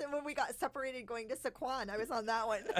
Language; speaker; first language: English; native; English